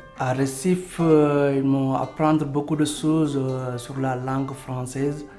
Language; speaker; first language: French; non-native, local second language; Wolof